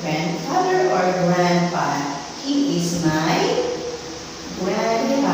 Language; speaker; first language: English; non-native, fluent; Vietnamese